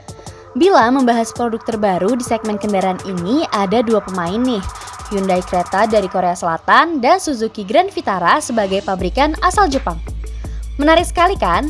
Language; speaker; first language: Indonesian; native; Indonesian